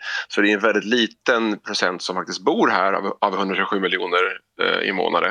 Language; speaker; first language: Swedish; native; Swedish